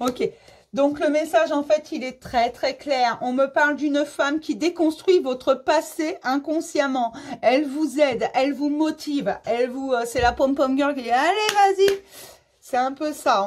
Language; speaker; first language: French; native; French